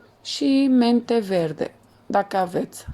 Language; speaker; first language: Romanian; non-native, learner; Arabic